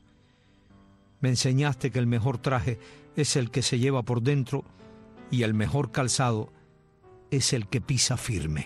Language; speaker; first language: Spanish; native; Spanish